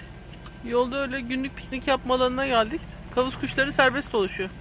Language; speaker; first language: Turkish; native; Turkish